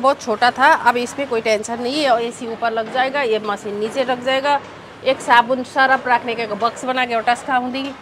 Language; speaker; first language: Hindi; non-native, local second language; Nepali